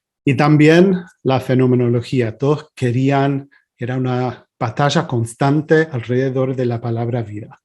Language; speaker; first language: Spanish; non-native, fluent; English